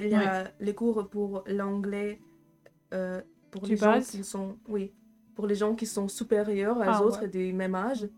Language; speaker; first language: French; non-native, fluent; German